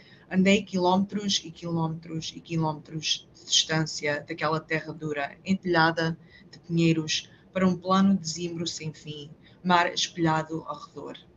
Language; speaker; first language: Portuguese; early bilingual, heritage; Portuguese